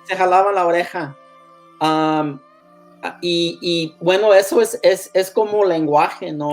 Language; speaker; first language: Spanish; early bilingual, heritage; Spanish